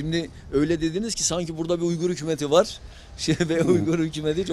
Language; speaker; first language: Turkish; native; Turkish